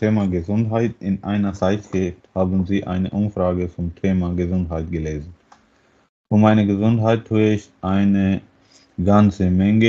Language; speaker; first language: German; non-native, learner; Hindi